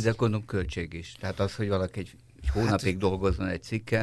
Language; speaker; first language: Hungarian; native; Hungarian